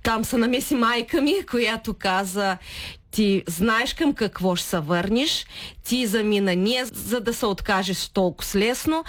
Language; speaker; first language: Bulgarian; early bilingual, heritage; Bulgarian